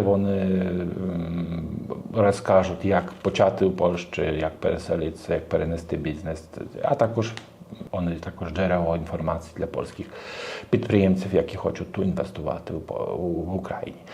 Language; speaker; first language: Ukrainian; non-native, learner; Polish